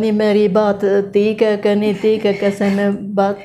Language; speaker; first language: Hindi; non-native, learner; Bosnian